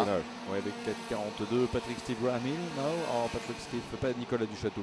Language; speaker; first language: French; native; French